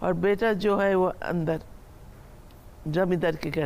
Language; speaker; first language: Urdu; non-native, fluent; Bangla